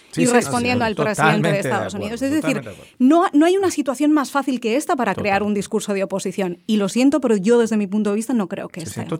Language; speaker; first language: Spanish; native; Spanish